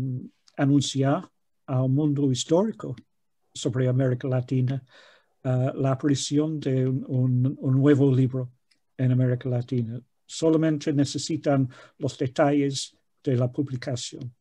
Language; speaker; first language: Spanish; non-native, fluent; English